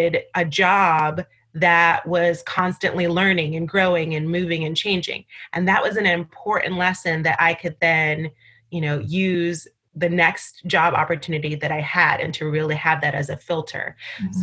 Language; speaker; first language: English; native; English